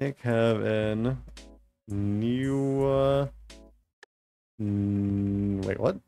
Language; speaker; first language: Dutch; non-native, learner; English